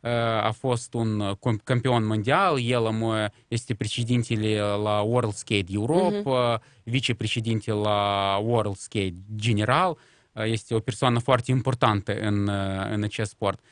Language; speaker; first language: Romanian; non-native, local second language; Russian